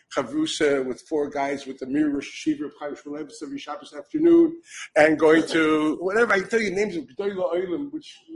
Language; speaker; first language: English; native; English